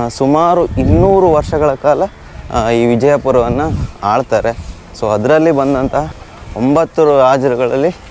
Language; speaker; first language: Kannada; non-native, local second language; Tulu